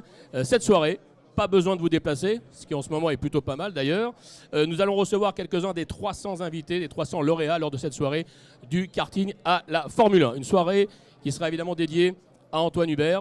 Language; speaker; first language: French; native; French